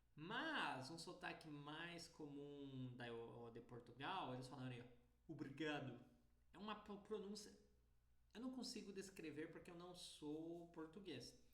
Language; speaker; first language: Portuguese; native; Portuguese